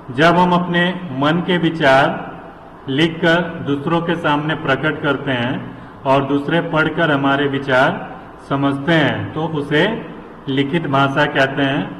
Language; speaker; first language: Hindi; native; Hindi